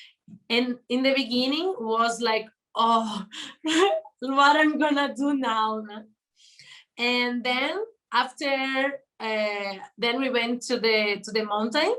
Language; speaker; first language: English; non-native, learner; Portuguese